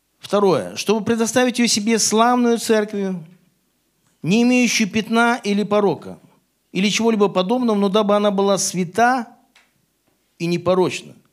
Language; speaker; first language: Russian; native; Russian